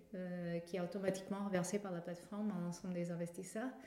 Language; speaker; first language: French; non-native, fluent; Portuguese